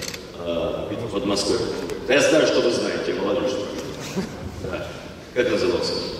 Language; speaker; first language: Russian; native; Russian